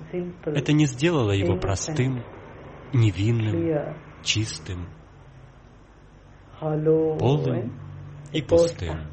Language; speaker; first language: Russian; native; Russian